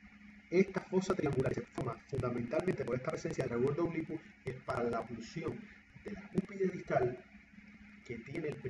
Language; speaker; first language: Spanish; native; Spanish